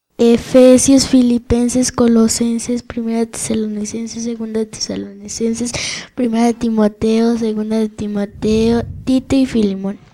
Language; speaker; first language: Spanish; native; Spanish